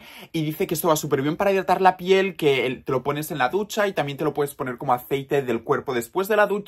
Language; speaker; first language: Spanish; native; Spanish